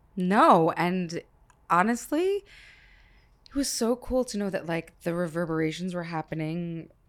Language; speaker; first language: English; early bilingual, other home language; Hebrew